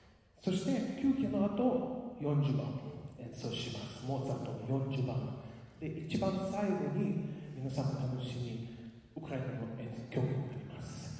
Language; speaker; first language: Japanese; non-native, fluent; Ukrainian